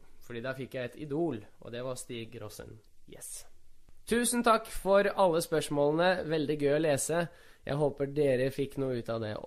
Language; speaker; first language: Norwegian; early bilingual, other home language; Russian